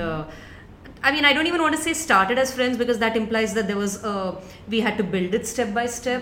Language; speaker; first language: English; non-native, local second language; Tamil